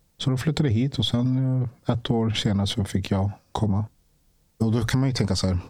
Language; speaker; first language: Swedish; early bilingual, other home language; Ganda